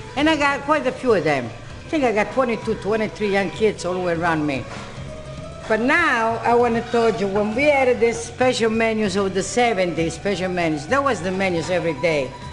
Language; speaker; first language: English; non-native, fluent; Italian